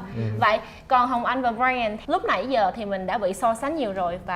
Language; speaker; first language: Vietnamese; native; Vietnamese